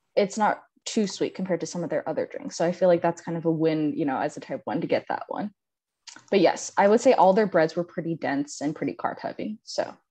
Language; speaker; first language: English; native; English